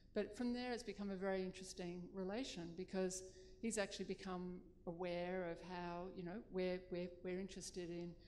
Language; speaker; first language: English; native; English